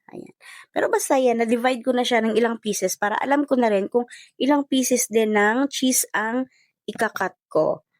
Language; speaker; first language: Filipino; non-native, local second language; Cebuano